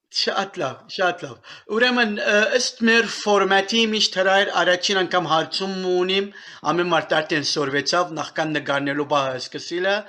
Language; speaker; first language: Armenian; native; Armenian